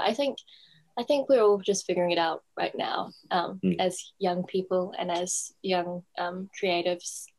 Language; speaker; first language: English; native; English